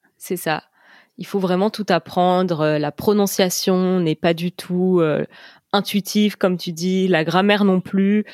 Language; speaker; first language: French; native; French